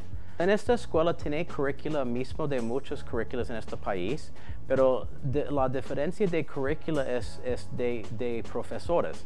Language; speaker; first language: Spanish; non-native, learner; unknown